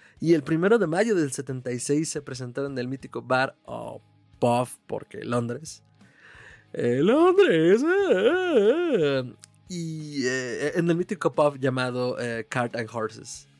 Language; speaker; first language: Spanish; native; Spanish